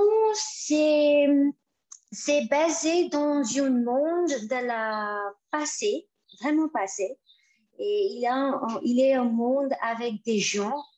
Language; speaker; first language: French; non-native, fluent; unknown